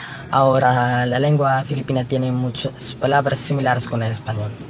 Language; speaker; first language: Spanish; non-native, fluent; Filipino